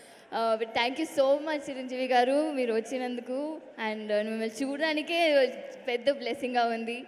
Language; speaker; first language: Telugu; non-native, learner; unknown